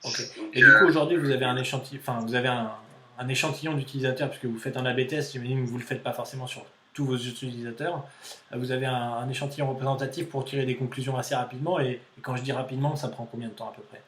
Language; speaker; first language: French; native; French